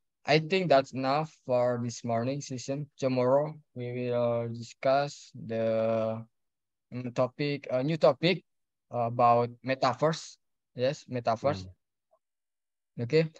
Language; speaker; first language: English; non-native, learner; Indonesian